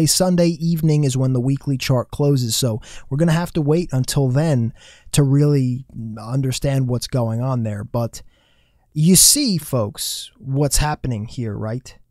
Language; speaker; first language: English; native; English